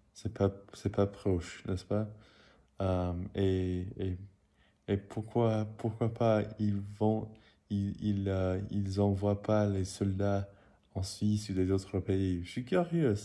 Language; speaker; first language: French; non-native, learner; English